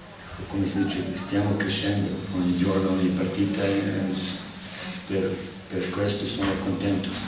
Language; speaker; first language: Italian; non-native, learner; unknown